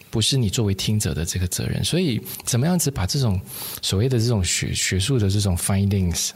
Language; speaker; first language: Chinese; native; Chinese